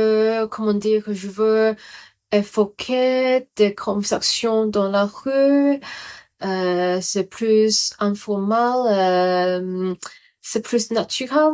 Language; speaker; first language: French; non-native, learner; Cantonese